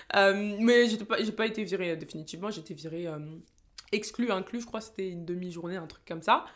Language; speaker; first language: French; native; French